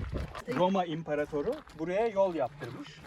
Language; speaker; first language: Turkish; native; Turkish